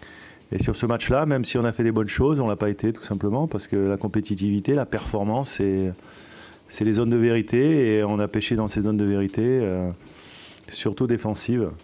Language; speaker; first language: French; native; French